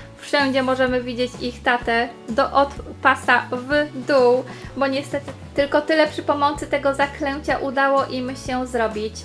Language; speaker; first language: Polish; native; Polish